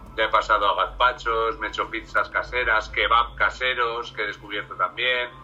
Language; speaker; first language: Spanish; native; Spanish